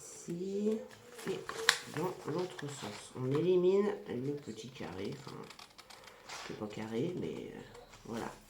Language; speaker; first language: French; native; French